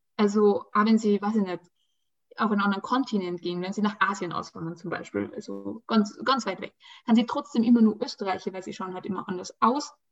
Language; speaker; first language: German; early bilingual, other home language; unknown